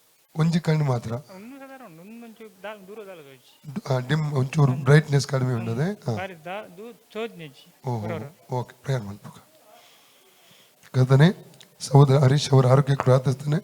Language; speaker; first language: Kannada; non-native, local second language; Tulu